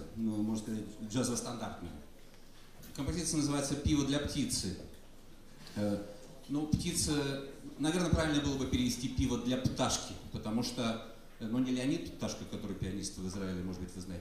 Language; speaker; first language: Russian; native; Russian